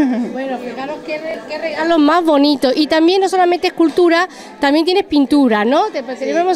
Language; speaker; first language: Spanish; native; Spanish